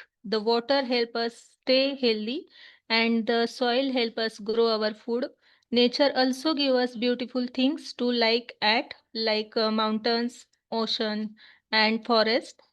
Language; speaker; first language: English; non-native, learner; Hindi